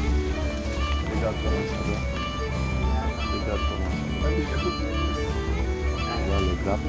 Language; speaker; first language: French; non-native, local second language; Fula